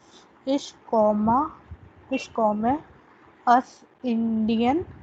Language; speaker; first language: German; non-native, learner; Hindi